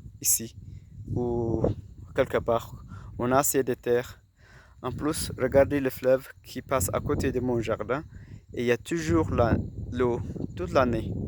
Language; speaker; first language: French; non-native, fluent; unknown